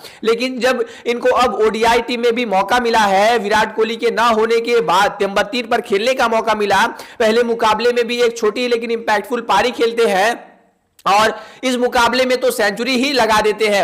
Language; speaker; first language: Hindi; native; Hindi